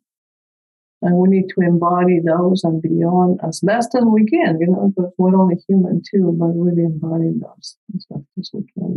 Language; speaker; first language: English; non-native, fluent; Spanish